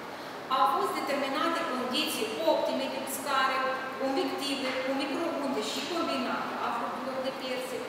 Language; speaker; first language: Romanian; native; Romanian